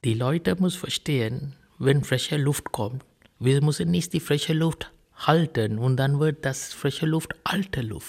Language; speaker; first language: German; non-native, fluent; Sinhala